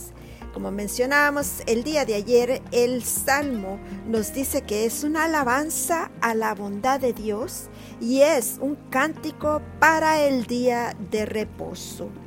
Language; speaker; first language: Spanish; native; Spanish